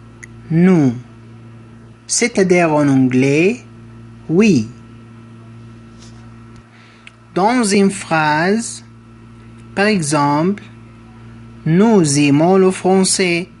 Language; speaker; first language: French; non-native, fluent; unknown